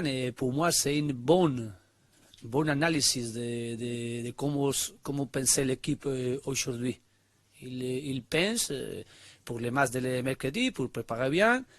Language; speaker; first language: French; non-native, learner; Spanish